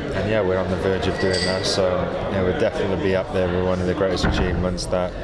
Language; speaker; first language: English; native; English